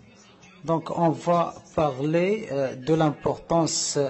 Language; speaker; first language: French; non-native, learner; Arabic